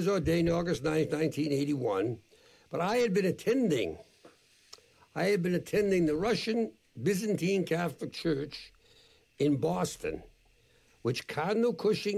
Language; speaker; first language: English; native; English